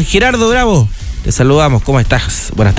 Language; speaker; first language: Spanish; native; Spanish